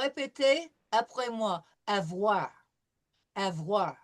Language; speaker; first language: French; non-native, fluent; English